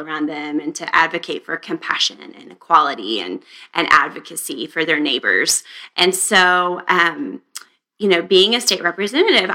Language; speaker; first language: English; native; English